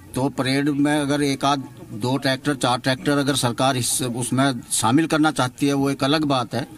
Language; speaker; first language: Hindi; native; Hindi